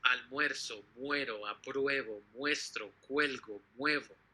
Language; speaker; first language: Spanish; non-native, fluent; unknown